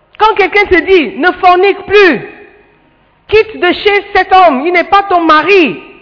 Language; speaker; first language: French; non-native, fluent; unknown